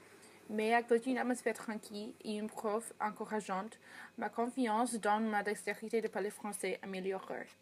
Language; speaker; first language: French; non-native, fluent; English